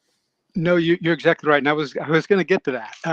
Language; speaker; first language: English; native; English